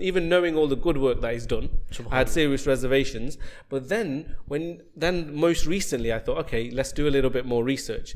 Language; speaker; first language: English; native; English